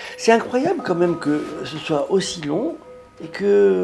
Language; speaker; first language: French; native; French